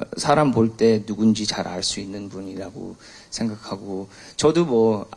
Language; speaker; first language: Korean; early bilingual, heritage; Korean